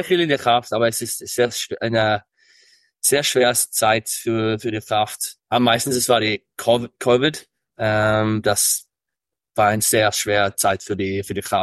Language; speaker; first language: German; early bilingual, heritage; English